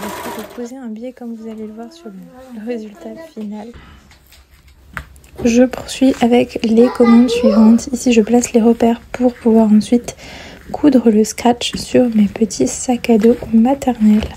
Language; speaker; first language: French; native; French